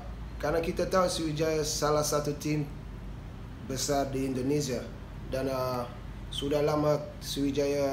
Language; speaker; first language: Indonesian; non-native, fluent; English